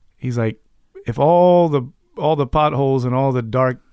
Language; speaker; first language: English; native; English